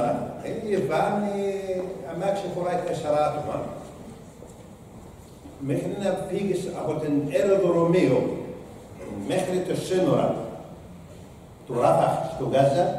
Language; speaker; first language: Greek; non-native, learner; Arabic